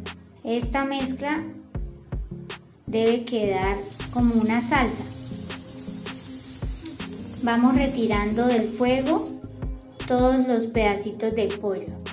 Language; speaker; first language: Spanish; native; Spanish